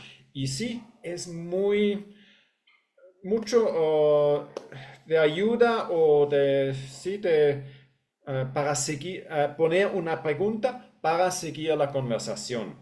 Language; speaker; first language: Spanish; non-native, fluent; English